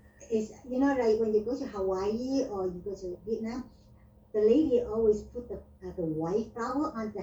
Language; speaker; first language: English; non-native, learner; Vietnamese